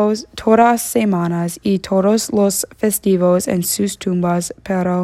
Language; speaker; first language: Spanish; non-native, learner; English